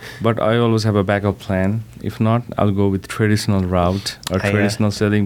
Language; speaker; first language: English; non-native, local second language; Nepali